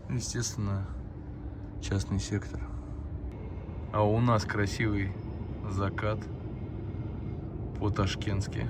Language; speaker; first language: Russian; native; Russian